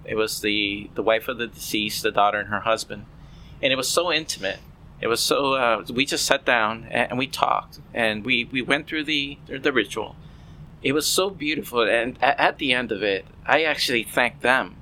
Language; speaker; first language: English; native; English